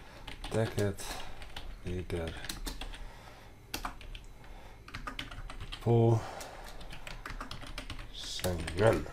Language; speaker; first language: Swedish; non-native, learner; English